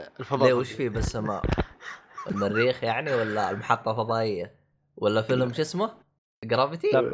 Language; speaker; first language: Arabic; native; Arabic